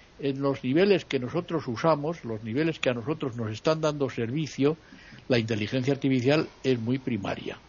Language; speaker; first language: Spanish; native; Spanish